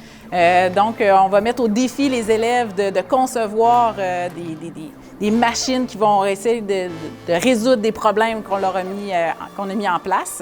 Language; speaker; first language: French; native; French